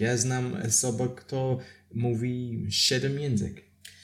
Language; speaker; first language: Polish; non-native, learner; English